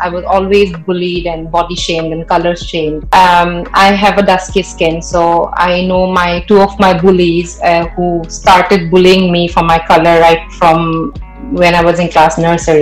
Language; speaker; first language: English; non-native, local second language; Assamese